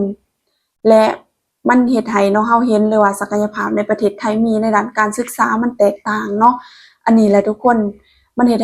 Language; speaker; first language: Thai; non-native, local second language; Lao